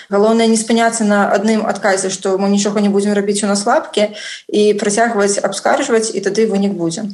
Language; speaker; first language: Belarusian; non-native, local second language; Russian